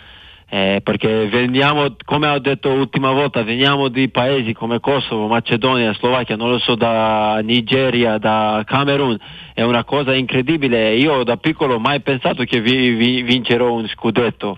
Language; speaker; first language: Italian; non-native, fluent; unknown